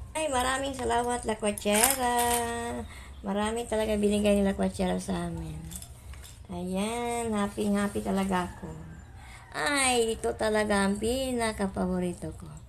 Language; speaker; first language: Filipino; non-native, local second language; Cebuano